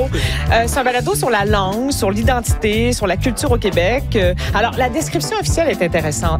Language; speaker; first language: French; native; French